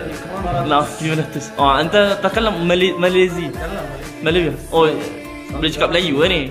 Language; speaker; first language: Arabic; non-native, learner; Malay